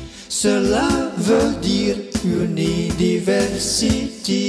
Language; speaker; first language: French; non-native, fluent; Indonesian